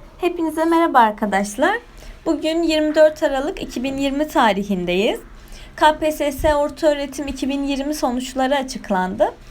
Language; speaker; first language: Turkish; native; Turkish